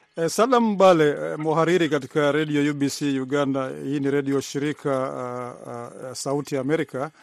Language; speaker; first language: Swahili; non-native, local second language; Rundi